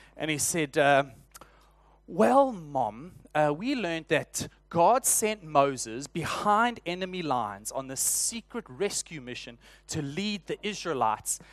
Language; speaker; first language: English; native; English